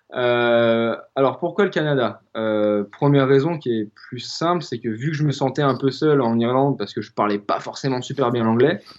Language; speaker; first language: French; native; French